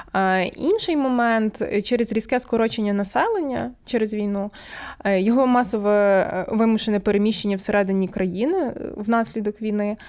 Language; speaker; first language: Ukrainian; native; Ukrainian